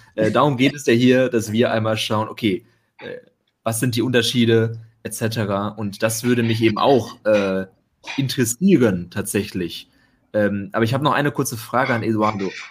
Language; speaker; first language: German; native; German